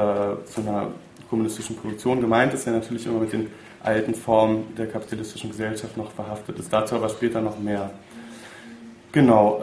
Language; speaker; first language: German; native; German